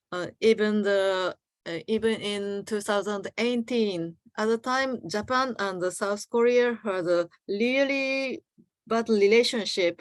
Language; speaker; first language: English; non-native, learner; Japanese